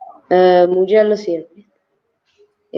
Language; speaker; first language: English; non-native, learner; Italian